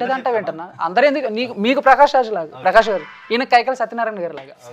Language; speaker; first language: Telugu; native; Telugu